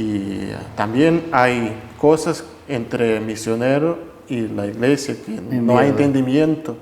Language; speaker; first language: Spanish; non-native, fluent; Russian